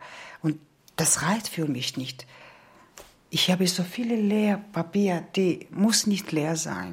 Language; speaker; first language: German; non-native, learner; Georgian